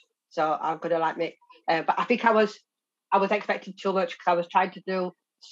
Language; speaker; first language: English; native; English